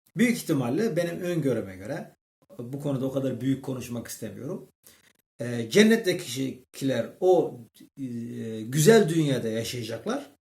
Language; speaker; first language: Turkish; early bilingual, heritage; Turkish